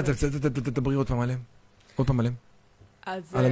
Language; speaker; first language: Hebrew; native; Hebrew